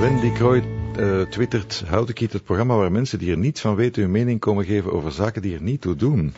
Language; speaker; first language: Dutch; native; Dutch